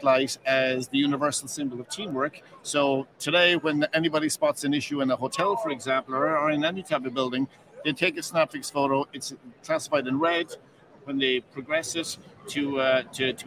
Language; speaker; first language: English; native; English